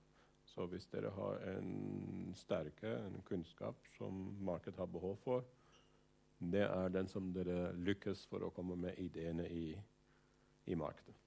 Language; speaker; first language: Norwegian; non-native, fluent; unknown